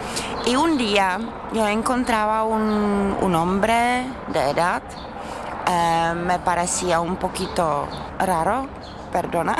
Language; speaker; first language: Spanish; non-native, learner; Czech